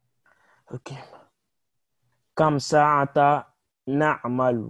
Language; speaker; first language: Arabic; non-native, learner; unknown